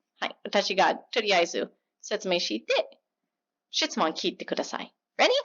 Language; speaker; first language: Japanese; non-native, learner; English